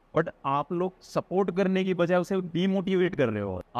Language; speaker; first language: Hindi; native; Hindi